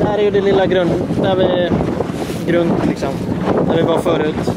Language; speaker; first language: Swedish; native; Swedish